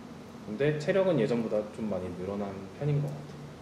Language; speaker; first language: Korean; native; Korean